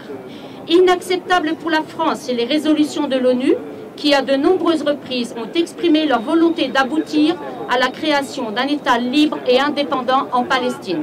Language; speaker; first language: French; native; French